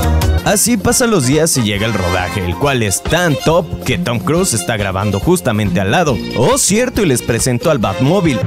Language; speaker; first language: Spanish; native; Spanish